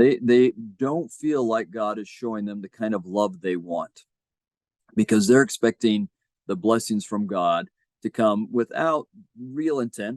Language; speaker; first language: English; native; English